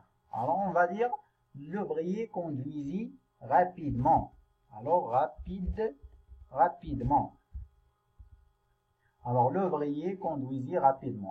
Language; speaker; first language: French; non-native, local second language; Arabic